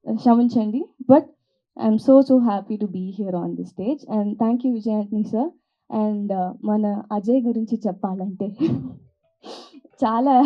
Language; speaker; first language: Telugu; non-native, learner; Tamil